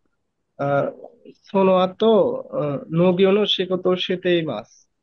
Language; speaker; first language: Japanese; non-native, learner; Bangla